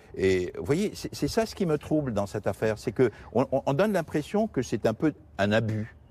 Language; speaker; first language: French; non-native, local second language; Portuguese